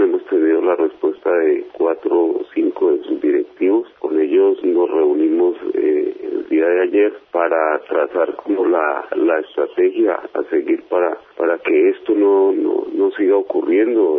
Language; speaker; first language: Spanish; native; Spanish